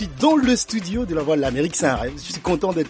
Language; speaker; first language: French; non-native, local second language; Lingala